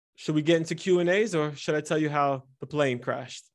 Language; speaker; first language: English; early bilingual, other home language; Italian